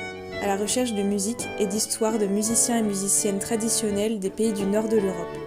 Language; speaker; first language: French; native; French